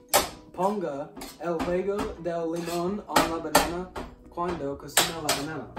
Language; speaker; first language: Spanish; non-native, learner; English